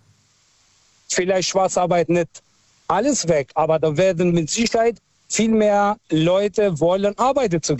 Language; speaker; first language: German; non-native, fluent; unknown